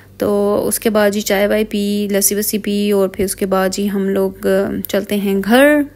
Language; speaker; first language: Urdu; non-native, local second language; Punjabi